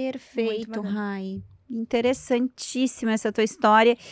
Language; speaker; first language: Portuguese; native; Portuguese